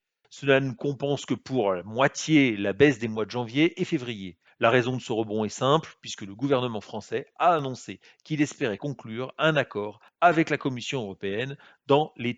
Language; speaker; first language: French; native; French